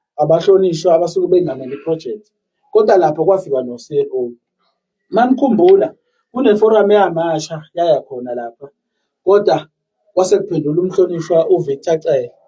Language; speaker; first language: Zulu; native; Zulu